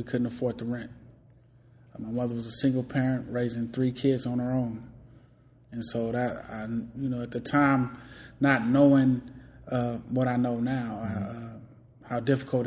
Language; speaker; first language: English; native; English